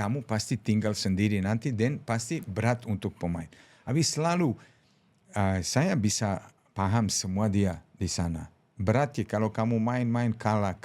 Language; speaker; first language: Indonesian; non-native, fluent; Serbian